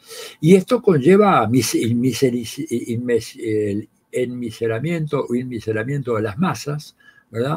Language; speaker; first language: Spanish; native; Spanish